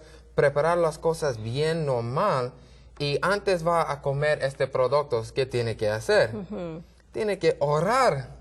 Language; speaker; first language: Spanish; non-native, learner; English